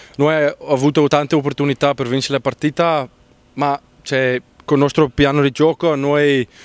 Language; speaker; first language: Italian; non-native, learner; Afrikaans